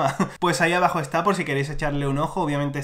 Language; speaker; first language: Spanish; native; Spanish